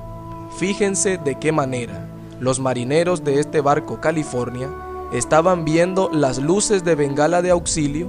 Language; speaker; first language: Spanish; native; Spanish